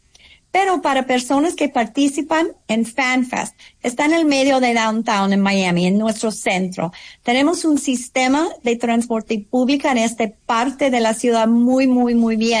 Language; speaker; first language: Spanish; non-native, fluent; English